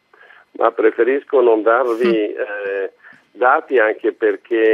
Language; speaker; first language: Italian; native; Italian